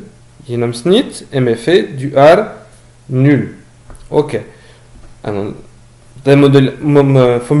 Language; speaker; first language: Norwegian; non-native, learner; French